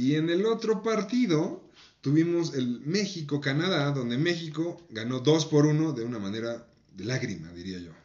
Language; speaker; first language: Spanish; native; Spanish